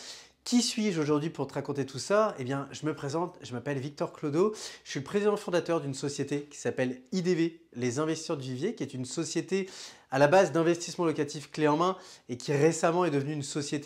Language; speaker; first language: French; native; French